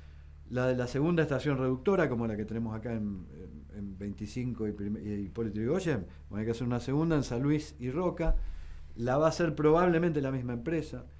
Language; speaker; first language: Spanish; native; Spanish